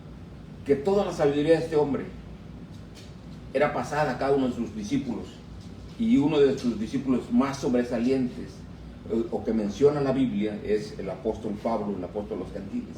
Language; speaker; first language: Spanish; native; Spanish